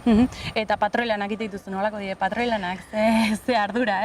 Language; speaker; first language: Basque; native; Basque